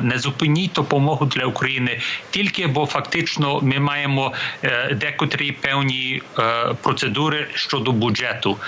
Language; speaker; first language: Ukrainian; early bilingual, heritage; English